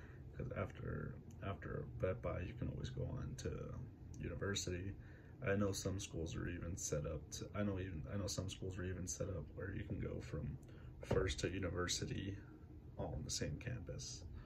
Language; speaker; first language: English; native; English